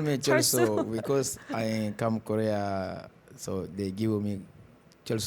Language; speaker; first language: English; non-native, learner; Bambara